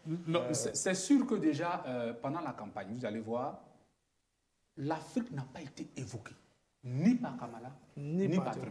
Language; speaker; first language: French; native; French